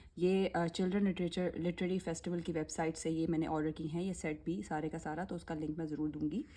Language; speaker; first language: Urdu; native; Urdu